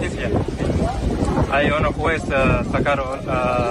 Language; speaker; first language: Spanish; non-native, learner; Arabic